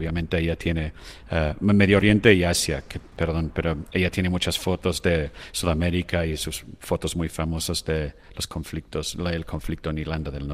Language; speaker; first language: Spanish; non-native, fluent; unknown